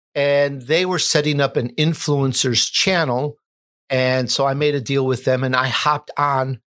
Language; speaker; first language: English; native; English